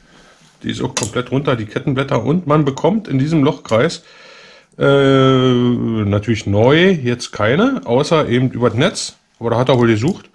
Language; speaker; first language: German; native; German